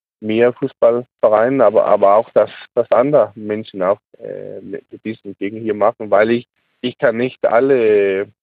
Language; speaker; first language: German; non-native, learner; Danish